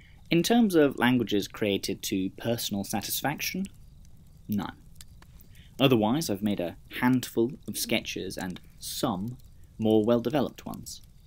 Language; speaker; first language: English; native; English